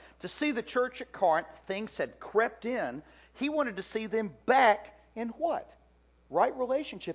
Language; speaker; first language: English; native; English